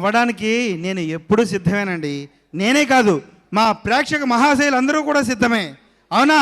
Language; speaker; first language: Telugu; native; Telugu